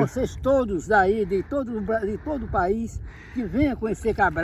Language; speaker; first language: Portuguese; native; Portuguese